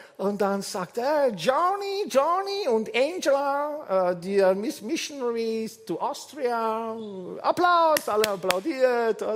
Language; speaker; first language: German; non-native, fluent; Italian